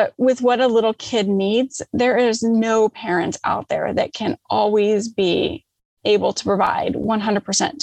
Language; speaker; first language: English; native; English